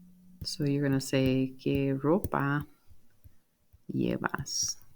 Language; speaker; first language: Spanish; non-native, fluent; English